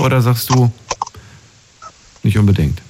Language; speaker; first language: German; native; German